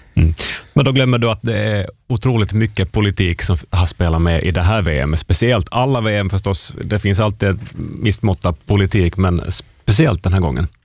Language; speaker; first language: Swedish; native; Swedish